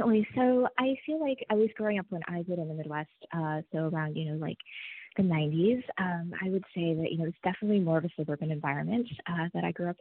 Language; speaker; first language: English; native; English